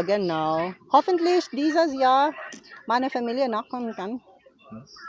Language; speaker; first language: German; non-native, learner; Cebuano